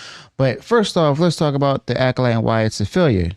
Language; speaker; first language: English; native; English